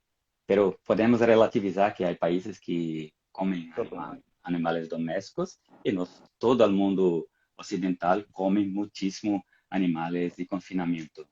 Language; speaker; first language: Spanish; non-native, fluent; Portuguese